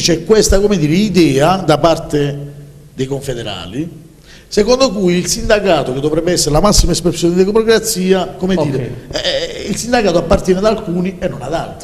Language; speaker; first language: Italian; native; Italian